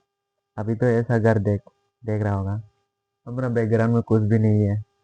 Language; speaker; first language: Hindi; non-native, local second language; Kok Borok